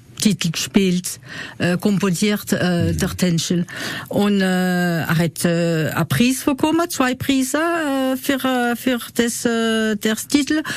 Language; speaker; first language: German; non-native, local second language; French